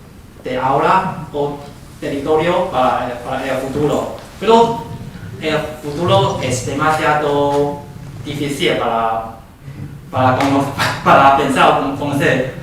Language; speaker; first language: Spanish; non-native, fluent; Chinese